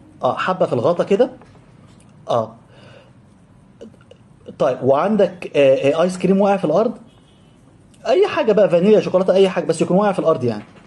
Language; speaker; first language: Arabic; native; Arabic